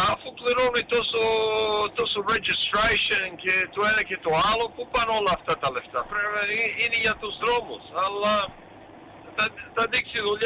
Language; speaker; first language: Greek; early bilingual, heritage; Greek